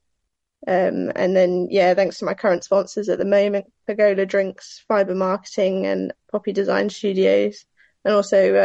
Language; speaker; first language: English; native; English